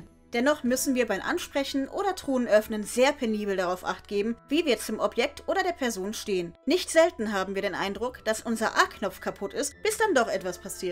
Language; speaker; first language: German; native; German